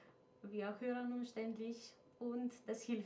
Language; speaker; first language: German; non-native, fluent; Macedonian